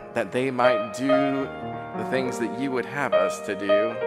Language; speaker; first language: English; native; English